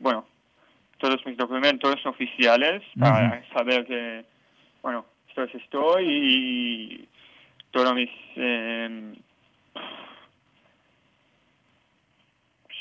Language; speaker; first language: Spanish; non-native, learner; Hebrew